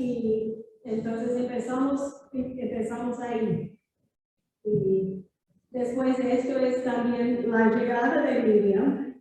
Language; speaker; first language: Spanish; non-native, fluent; English